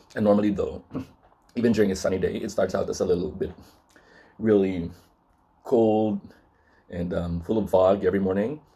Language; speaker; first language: English; non-native, local second language; Cebuano